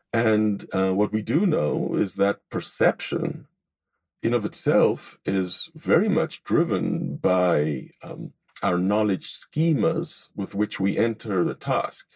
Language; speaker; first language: English; non-native, fluent; Hebrew